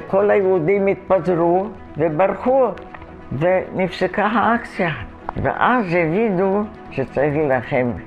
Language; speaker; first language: Hebrew; non-native, fluent; Polish